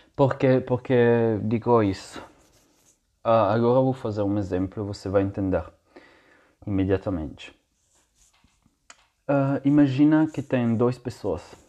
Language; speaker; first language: Portuguese; non-native, fluent; Italian